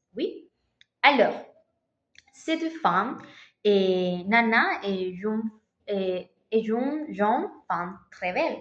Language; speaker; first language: French; non-native, learner; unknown